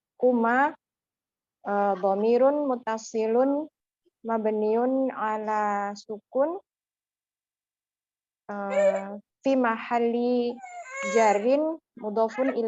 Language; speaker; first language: Arabic; non-native, learner; Indonesian